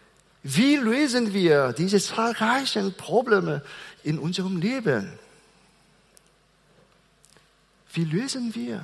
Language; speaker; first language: German; non-native, fluent; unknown